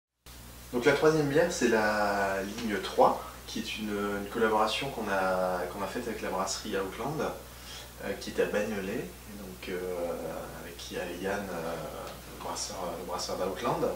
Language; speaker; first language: French; native; French